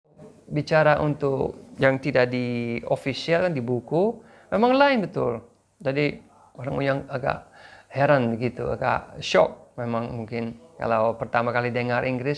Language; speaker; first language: Indonesian; non-native, fluent; English